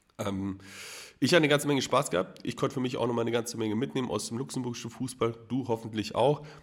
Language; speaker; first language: German; native; German